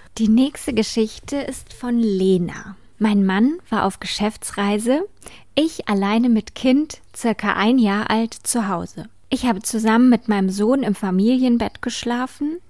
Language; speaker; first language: German; native; German